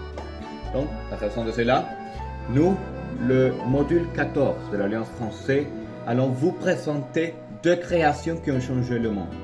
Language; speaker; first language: French; non-native, fluent; Spanish